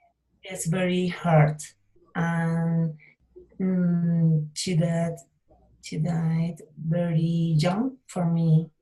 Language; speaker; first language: English; non-native, learner; Spanish